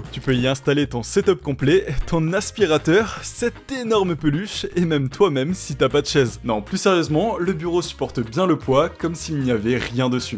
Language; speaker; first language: French; native; French